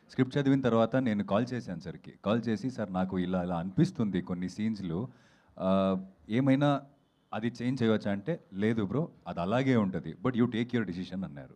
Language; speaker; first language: Telugu; non-native, fluent; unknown